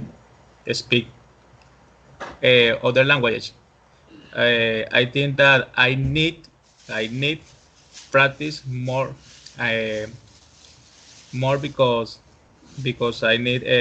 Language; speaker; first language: English; non-native, learner; Spanish